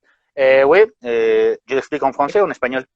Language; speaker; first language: French; non-native, fluent; Spanish